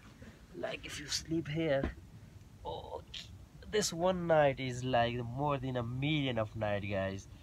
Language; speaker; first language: English; non-native, local second language; Urdu